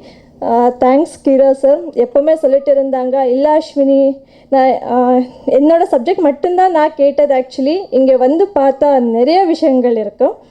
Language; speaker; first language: Tamil; non-native, learner; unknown